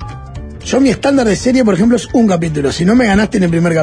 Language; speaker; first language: Spanish; native; Spanish